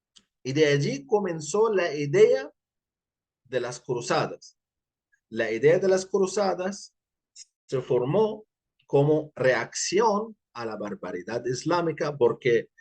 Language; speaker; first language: Spanish; non-native, fluent; Arabic